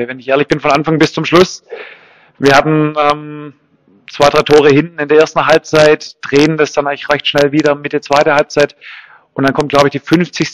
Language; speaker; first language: German; native; German